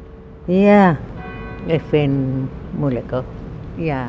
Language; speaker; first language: Dutch; non-native, learner; Malay